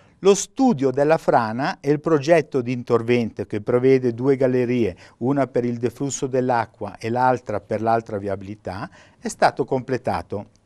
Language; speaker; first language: Italian; native; Italian